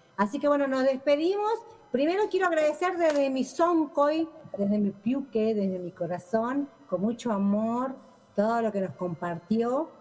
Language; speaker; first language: Spanish; native; Spanish